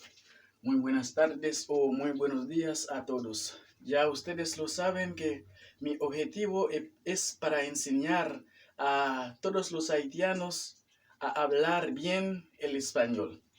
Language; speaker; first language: Spanish; non-native, fluent; Haitian Creole